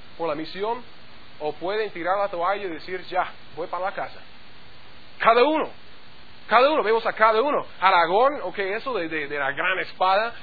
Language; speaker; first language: Spanish; non-native, fluent; English